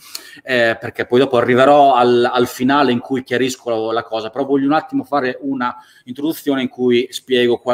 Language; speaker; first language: Italian; native; Italian